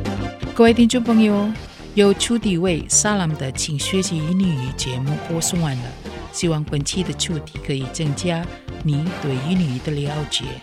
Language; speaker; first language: Chinese; non-native, fluent; Indonesian